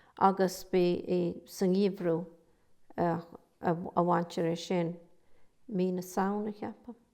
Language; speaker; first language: Irish; native; Irish